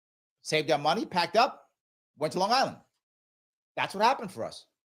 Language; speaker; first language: English; native; English